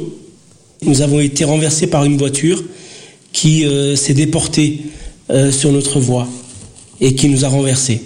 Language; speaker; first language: French; early bilingual, other home language; Portuguese